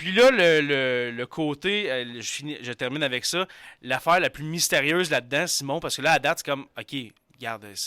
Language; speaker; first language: French; native; French